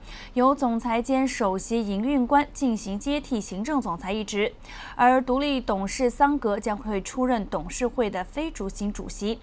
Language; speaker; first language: Chinese; non-native, local second language; Cantonese